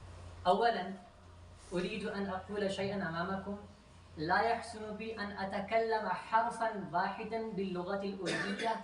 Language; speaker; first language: Arabic; non-native, fluent; Urdu